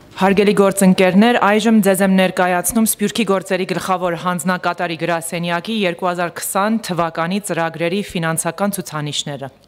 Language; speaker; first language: Armenian; early bilingual, heritage; Armenian